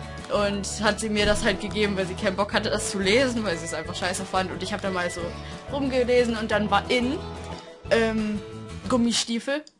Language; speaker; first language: German; native; German